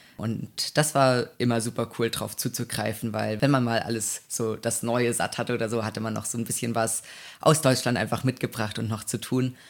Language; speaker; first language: German; native; German